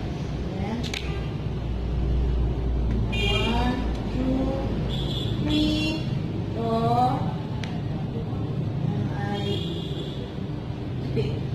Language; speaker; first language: English; non-native, learner; Indonesian